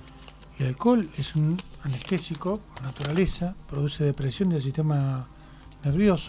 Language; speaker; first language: Spanish; native; Spanish